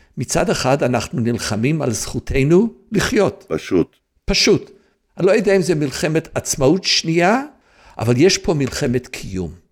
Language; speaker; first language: Hebrew; non-native, fluent; English